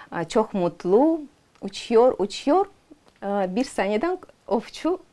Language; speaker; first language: Turkish; non-native, learner; Azerbaijani